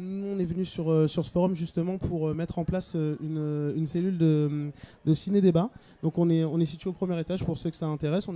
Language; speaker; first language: French; native; French